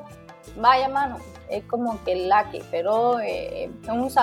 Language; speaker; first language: Spanish; native; Spanish